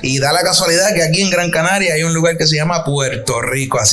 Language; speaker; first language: Spanish; native; Spanish